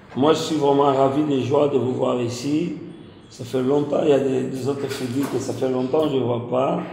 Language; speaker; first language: French; non-native, local second language; Lingala